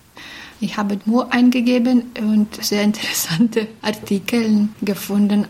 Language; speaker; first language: German; non-native, fluent; Belarusian